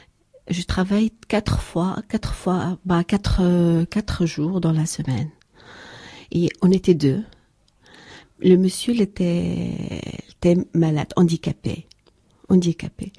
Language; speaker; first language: French; non-native, learner; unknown